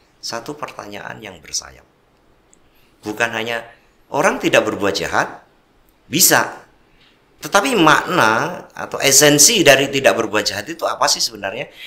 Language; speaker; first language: Indonesian; non-native, local second language; Javanese